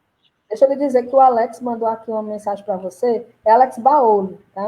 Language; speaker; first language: Portuguese; native; Portuguese